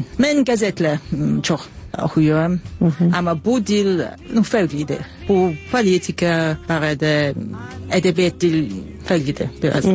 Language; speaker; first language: Azerbaijani; non-native, learner; English